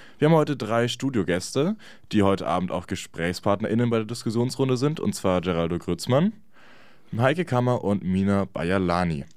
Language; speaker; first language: German; native; German